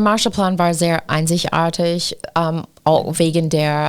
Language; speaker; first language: German; non-native, fluent; English